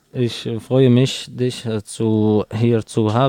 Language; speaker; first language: German; non-native, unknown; Arabic